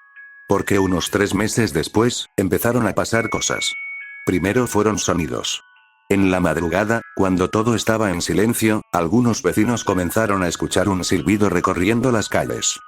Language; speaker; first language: Spanish; native; Spanish